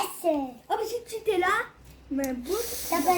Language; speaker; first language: French; native; French